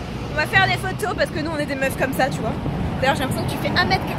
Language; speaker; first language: French; native; French